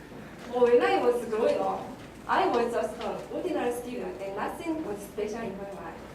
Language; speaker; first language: English; non-native, learner; Korean